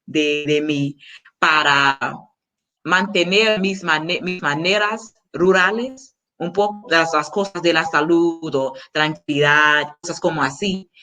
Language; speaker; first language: Spanish; non-native, learner; English